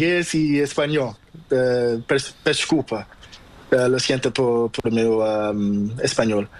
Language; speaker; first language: Spanish; non-native, learner; Portuguese